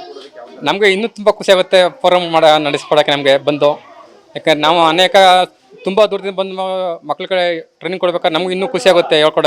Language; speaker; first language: Kannada; native; Kannada